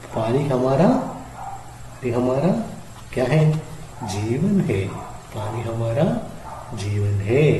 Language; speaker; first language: Hindi; non-native, local second language; Malayalam